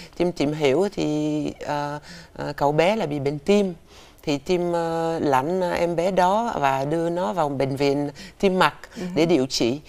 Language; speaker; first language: Vietnamese; non-native, fluent; French